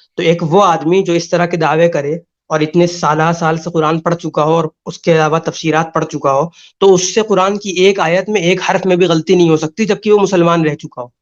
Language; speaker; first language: Urdu; native; Urdu